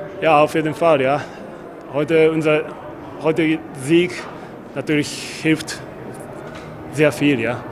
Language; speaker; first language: German; non-native, learner; Japanese